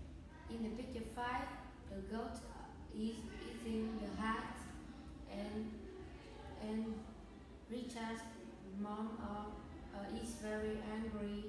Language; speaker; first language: English; non-native, learner; Vietnamese